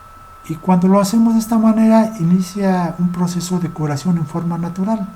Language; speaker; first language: Spanish; native; Spanish